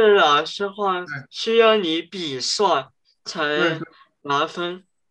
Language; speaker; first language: Chinese; early bilingual, heritage; Cantonese